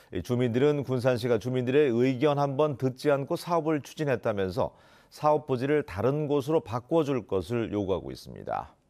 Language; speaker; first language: Korean; native; Korean